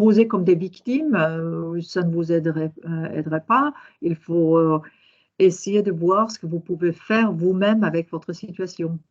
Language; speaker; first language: French; non-native, fluent; Norwegian